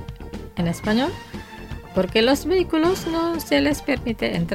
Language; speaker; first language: Spanish; non-native, fluent; Indonesian